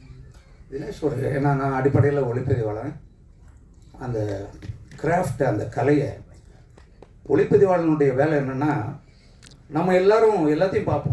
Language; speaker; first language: Tamil; native; Tamil